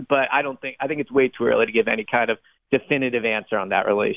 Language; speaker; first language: English; native; English